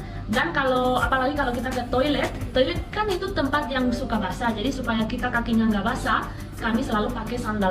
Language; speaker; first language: Indonesian; non-native, fluent; Spanish